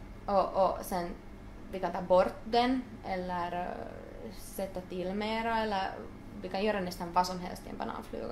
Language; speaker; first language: Swedish; non-native, local second language; Finnish